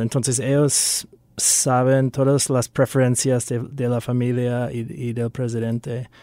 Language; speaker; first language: Spanish; non-native, fluent; English